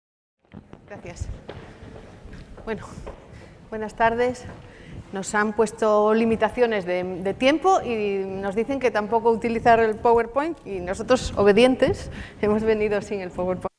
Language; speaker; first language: Spanish; native; Spanish